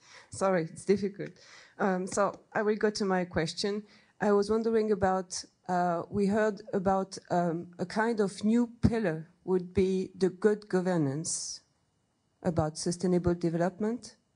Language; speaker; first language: English; non-native, learner; French